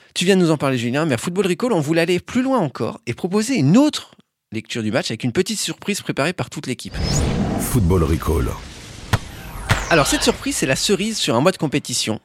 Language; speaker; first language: French; native; French